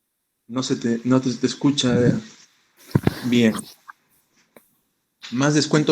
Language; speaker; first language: Spanish; native; Spanish